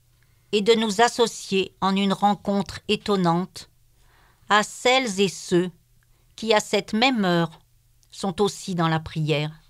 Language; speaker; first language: French; native; French